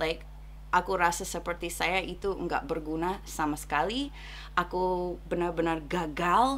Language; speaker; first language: Indonesian; non-native, fluent; English